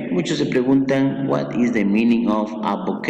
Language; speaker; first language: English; non-native, fluent; Spanish